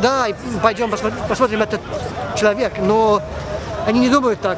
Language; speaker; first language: Russian; early bilingual, heritage; Russian